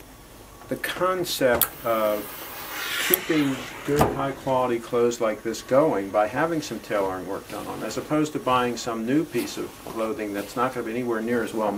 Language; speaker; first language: English; native; English